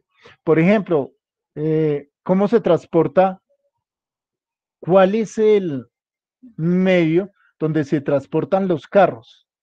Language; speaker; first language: Spanish; native; Spanish